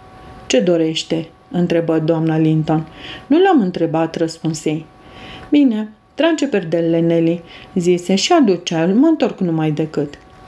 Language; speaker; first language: Romanian; native; Romanian